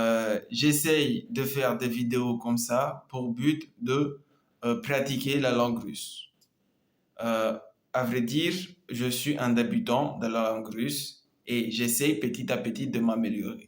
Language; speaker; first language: French; non-native, local second language; Comorian